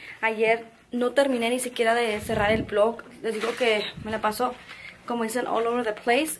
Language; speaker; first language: Spanish; early bilingual, heritage; Spanish